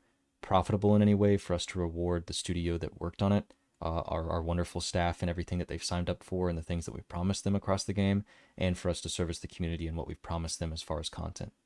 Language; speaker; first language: English; native; English